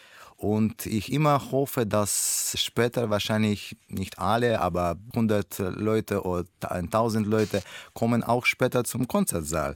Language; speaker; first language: German; non-native, fluent; Russian